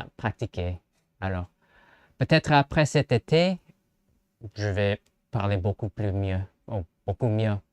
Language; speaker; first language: French; non-native, learner; English